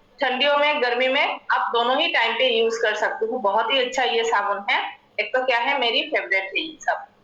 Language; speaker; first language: Hindi; non-native, local second language; Assamese